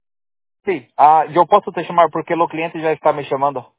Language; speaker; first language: Spanish; non-native, learner; Portuguese